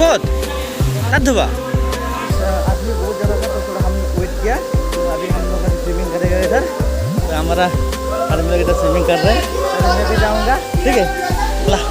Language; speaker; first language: Hindi; non-native, local second language; Nepali